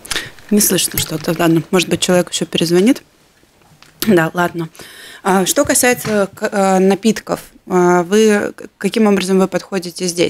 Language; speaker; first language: Russian; native; Russian